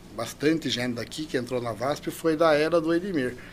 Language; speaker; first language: Portuguese; native; Portuguese